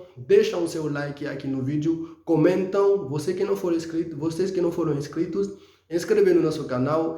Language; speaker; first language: Portuguese; non-native, fluent; Haitian Creole